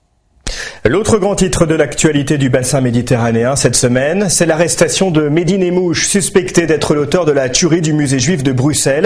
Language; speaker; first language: French; native; French